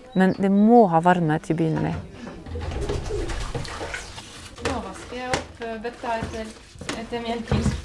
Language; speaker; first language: Norwegian; non-native, fluent; French